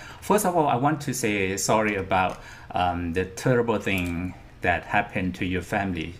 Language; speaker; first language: English; non-native, fluent; Thai